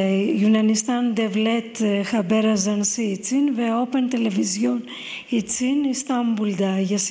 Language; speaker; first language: Turkish; non-native, fluent; Greek